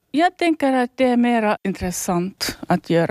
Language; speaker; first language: Swedish; non-native, learner; Finnish